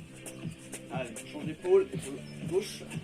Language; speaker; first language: French; native; French